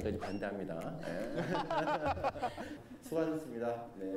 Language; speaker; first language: Korean; native; Korean